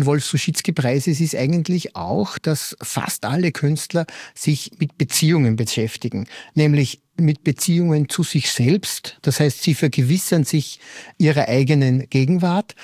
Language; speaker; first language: German; native; German